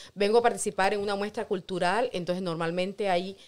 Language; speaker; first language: Spanish; native; Spanish